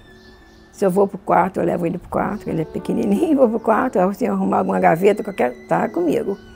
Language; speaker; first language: Portuguese; native; Portuguese